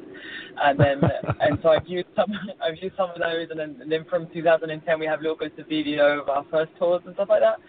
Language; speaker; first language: English; native; English